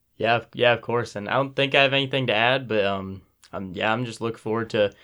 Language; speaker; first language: English; native; English